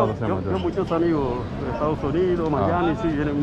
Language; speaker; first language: Spanish; native; Spanish